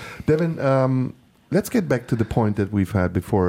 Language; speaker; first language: English; non-native, fluent; Turkish